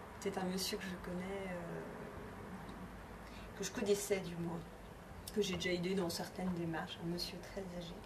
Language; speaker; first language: French; native; French